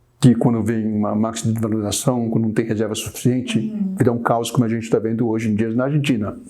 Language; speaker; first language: Portuguese; early bilingual, other home language; Chinese